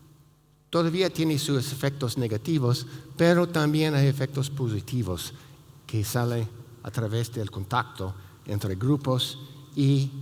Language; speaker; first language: Spanish; non-native, fluent; English